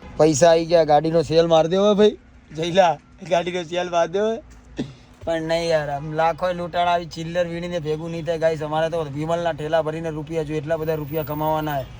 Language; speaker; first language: Gujarati; native; Gujarati